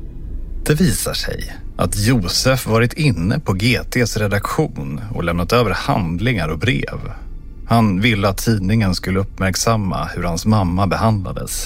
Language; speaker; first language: Swedish; native; Swedish